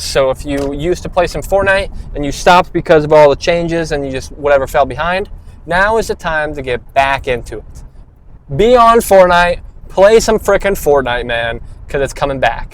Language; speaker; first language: English; native; English